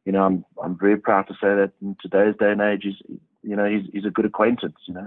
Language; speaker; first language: English; native; English